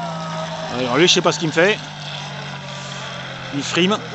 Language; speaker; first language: French; native; French